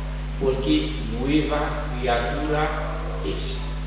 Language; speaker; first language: Spanish; non-native, fluent; French